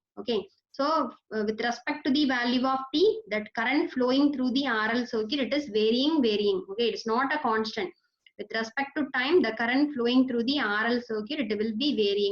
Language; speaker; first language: English; non-native, local second language; Tamil